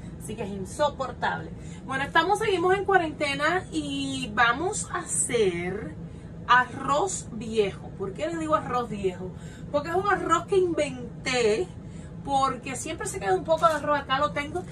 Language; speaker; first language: Spanish; native; Spanish